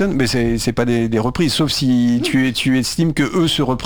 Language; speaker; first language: French; native; French